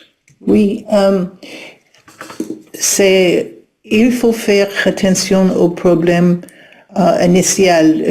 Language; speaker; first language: French; non-native, learner; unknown